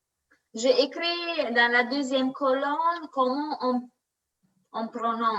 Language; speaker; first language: French; non-native, learner; Romanian